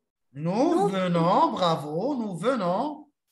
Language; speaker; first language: French; non-native, local second language; Arabic